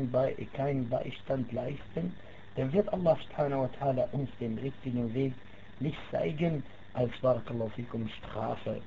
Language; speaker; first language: German; non-native, fluent; Arabic